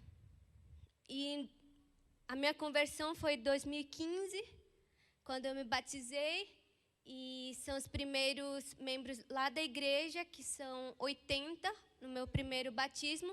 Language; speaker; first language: Portuguese; non-native, local second language; Ticuna